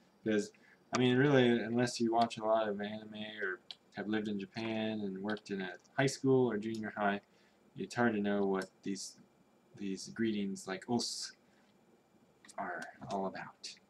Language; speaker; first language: English; native; English